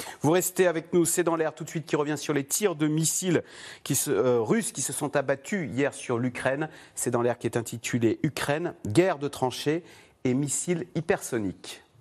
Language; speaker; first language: French; native; French